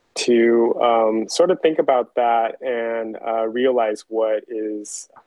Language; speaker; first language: English; early bilingual, other home language; Chinese